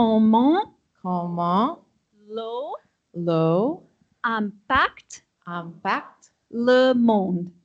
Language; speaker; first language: French; non-native, fluent; English